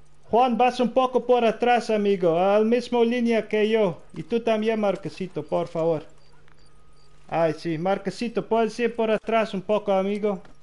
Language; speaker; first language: Spanish; non-native, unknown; Dutch